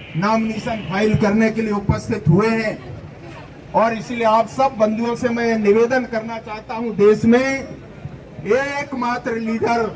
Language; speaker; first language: Hindi; native; Hindi